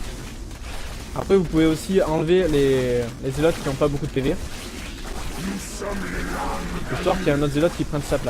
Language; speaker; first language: French; native; French